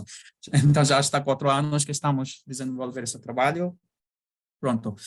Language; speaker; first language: Portuguese; non-native, learner; Bangla